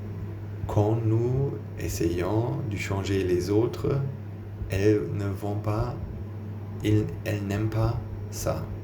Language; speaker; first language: French; non-native, learner; German